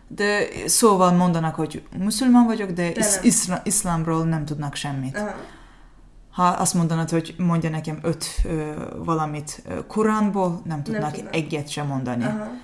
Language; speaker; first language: Hungarian; non-native, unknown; Azerbaijani